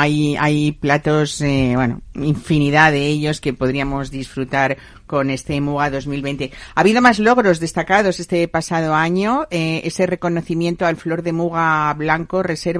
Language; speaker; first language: Spanish; native; Spanish